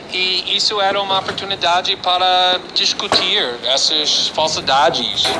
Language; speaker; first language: Portuguese; non-native, fluent; English